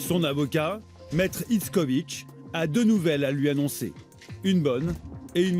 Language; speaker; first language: French; native; French